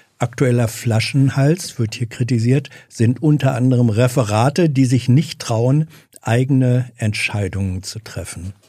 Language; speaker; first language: German; native; German